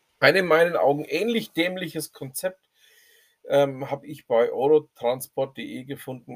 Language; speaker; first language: German; native; German